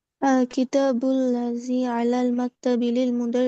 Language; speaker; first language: Arabic; non-native, learner; Bangla